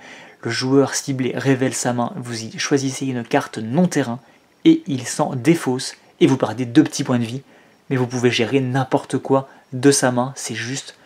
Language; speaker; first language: French; native; French